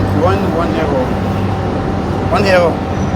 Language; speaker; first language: English; non-native, learner; French